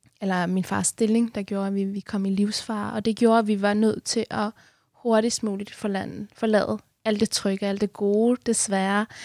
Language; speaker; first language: Danish; early bilingual, other home language; Persian